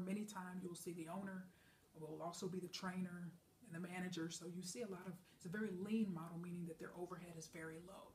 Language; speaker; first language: English; native; English